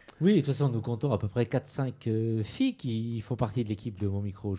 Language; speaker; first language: French; native; French